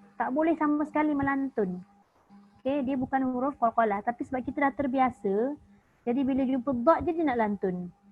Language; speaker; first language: Malay; native; Malay